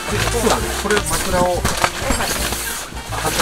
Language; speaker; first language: Japanese; native; Japanese